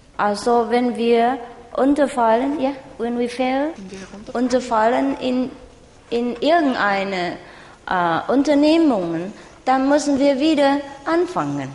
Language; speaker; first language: German; non-native, learner; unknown